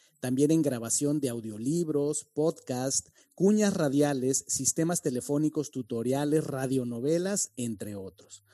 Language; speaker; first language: Spanish; native; Spanish